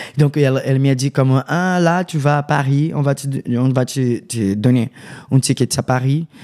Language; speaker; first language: French; non-native, learner; Portuguese